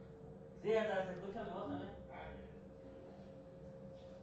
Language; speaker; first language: Spanish; native; Spanish